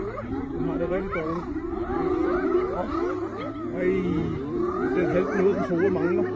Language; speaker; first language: Danish; native; Danish